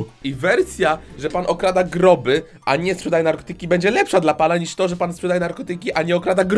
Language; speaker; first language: Polish; native; Polish